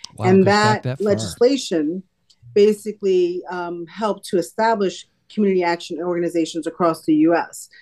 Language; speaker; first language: English; native; English